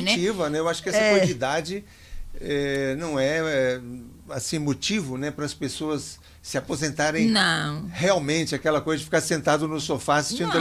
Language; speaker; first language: Portuguese; native; Portuguese